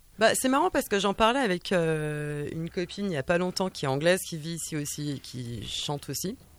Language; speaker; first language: French; early bilingual, heritage; French